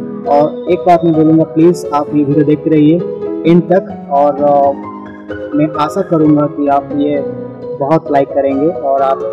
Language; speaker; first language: Hindi; non-native, local second language; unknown